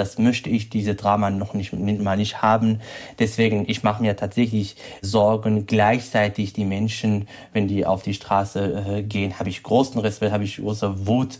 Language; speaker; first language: German; non-native, fluent; Kurdish